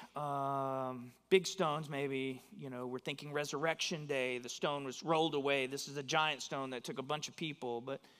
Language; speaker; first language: English; native; English